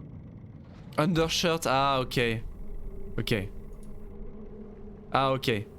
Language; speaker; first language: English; non-native, learner; French